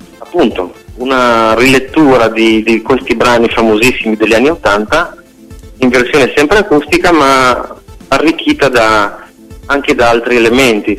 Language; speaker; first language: Italian; non-native, fluent; Hebrew